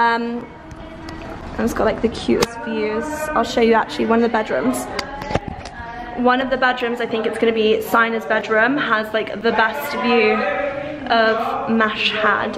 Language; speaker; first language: English; early bilingual, other home language; Persian